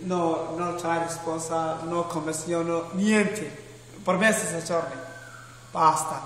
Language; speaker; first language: Italian; non-native, learner; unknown